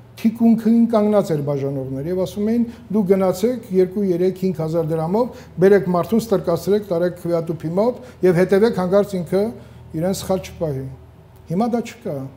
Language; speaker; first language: Armenian; native; Armenian